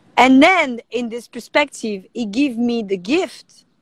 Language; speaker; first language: English; non-native, fluent; French